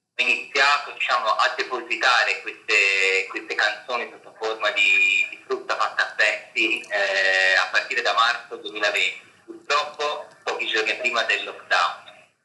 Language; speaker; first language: Italian; native; Italian